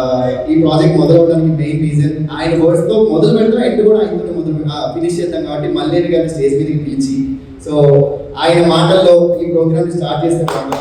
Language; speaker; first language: Telugu; native; Telugu